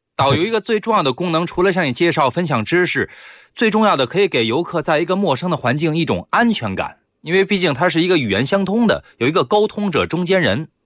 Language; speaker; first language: Chinese; native; Chinese